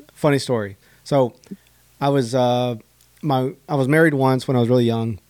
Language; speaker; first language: English; native; English